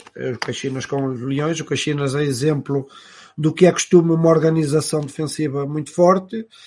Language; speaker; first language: Portuguese; native; Portuguese